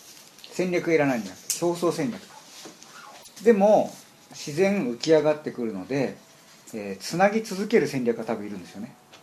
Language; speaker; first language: Japanese; native; Japanese